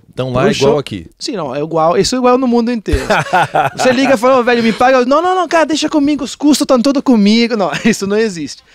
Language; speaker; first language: Portuguese; non-native, fluent; Italian